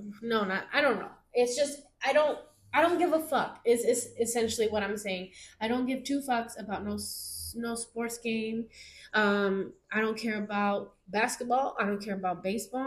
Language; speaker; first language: English; early bilingual, other home language; Spanish